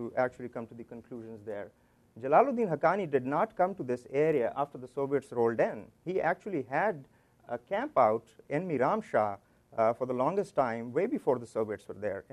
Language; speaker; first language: English; non-native, local second language; Pashto